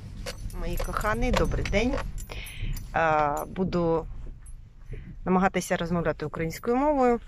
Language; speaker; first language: Ukrainian; non-native, local second language; Russian